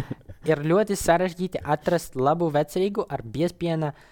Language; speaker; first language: Latvian; non-native, local second language; Russian